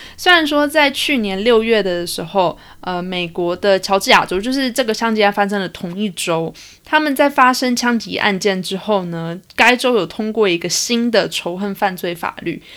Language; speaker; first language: Chinese; early bilingual, heritage; Chinese